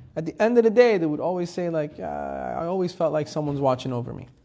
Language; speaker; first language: English; early bilingual, heritage; Persian